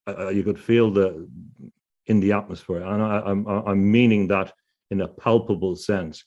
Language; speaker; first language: English; native; English